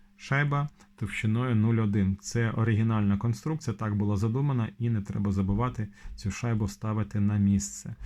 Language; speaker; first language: Ukrainian; non-native, local second language; Russian